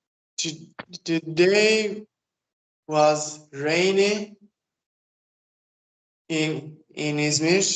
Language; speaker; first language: English; non-native, learner; Turkish